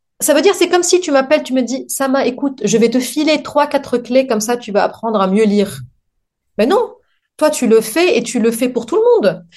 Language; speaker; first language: French; non-native, local second language; Arabic